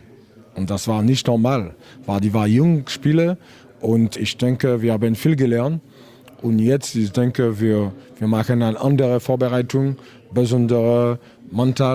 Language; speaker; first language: German; non-native, learner; French